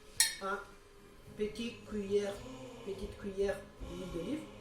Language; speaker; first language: French; non-native, fluent; Italian